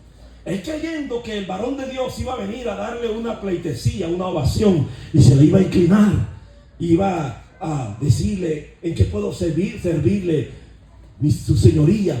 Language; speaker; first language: Spanish; native; Spanish